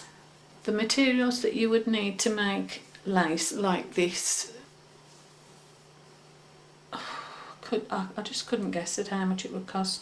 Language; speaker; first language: English; native; English